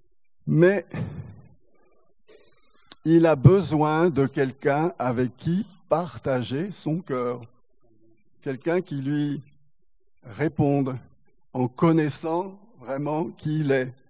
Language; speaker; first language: French; native; French